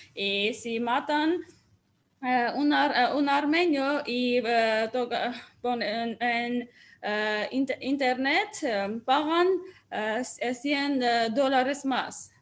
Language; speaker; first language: Spanish; non-native, fluent; Armenian